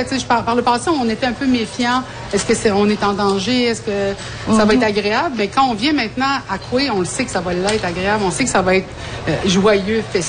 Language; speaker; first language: French; native; French